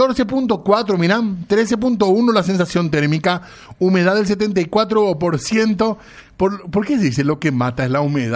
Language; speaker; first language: Spanish; native; Spanish